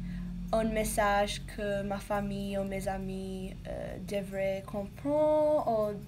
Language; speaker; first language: French; non-native, learner; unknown